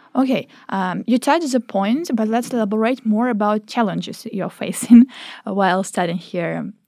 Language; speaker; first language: English; non-native, fluent; Ukrainian